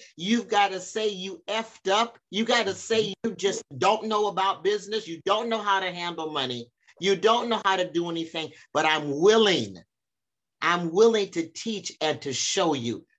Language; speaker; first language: English; native; English